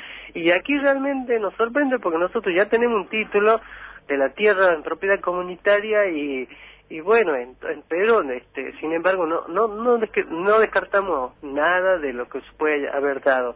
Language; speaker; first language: Spanish; native; Spanish